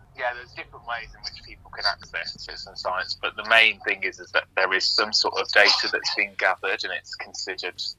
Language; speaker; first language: English; native; English